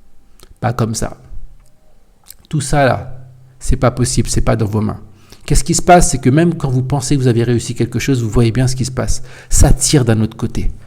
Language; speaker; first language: French; native; French